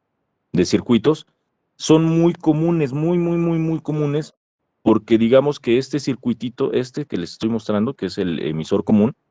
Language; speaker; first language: Spanish; native; Spanish